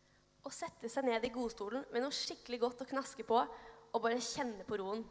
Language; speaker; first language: Norwegian; native; Norwegian